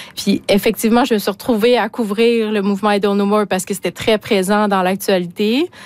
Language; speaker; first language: French; native; French